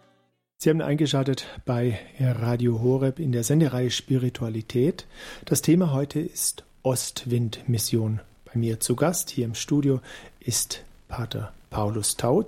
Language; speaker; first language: German; native; German